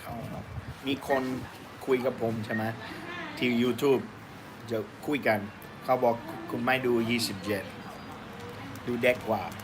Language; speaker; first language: Thai; non-native, learner; English